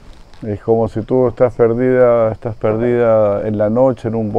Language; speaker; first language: Italian; non-native, learner; Spanish